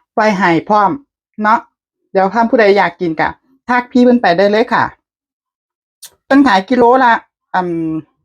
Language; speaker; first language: Thai; native; Thai